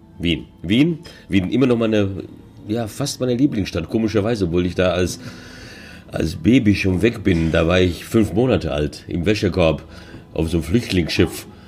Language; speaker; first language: German; early bilingual, other home language; Hungarian